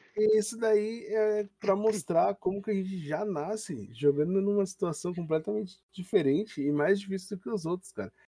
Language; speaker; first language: Portuguese; native; Portuguese